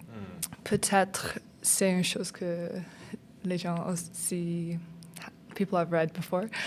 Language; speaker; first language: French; non-native, learner; English